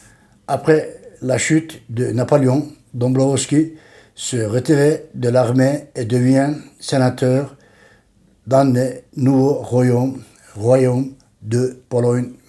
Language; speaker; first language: French; non-native, learner; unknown